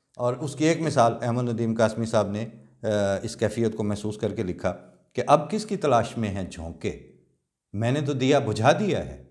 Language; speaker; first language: Urdu; non-native, local second language; Punjabi